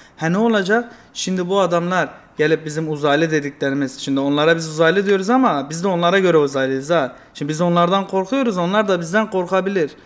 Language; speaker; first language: Turkish; native; Turkish